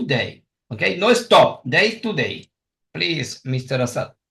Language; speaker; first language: English; non-native, learner; Spanish